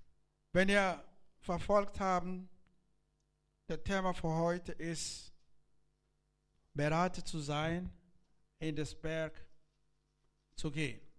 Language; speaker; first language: German; non-native, learner; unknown